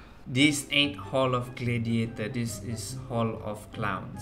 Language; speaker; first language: English; non-native, local second language; Malay